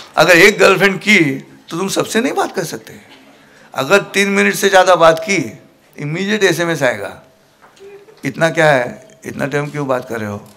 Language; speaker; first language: Hindi; non-native, local second language; Marathi